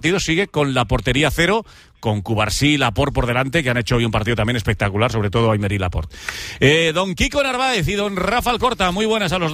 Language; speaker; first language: Spanish; native; Spanish